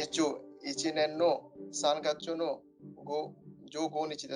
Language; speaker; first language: Japanese; non-native, learner; Bangla